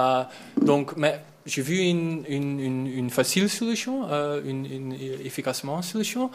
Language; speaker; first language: French; non-native, learner; Dutch